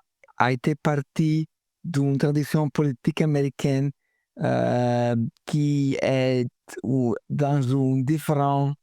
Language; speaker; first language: French; non-native, fluent; Italian